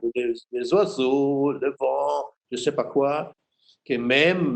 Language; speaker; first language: French; non-native, fluent; German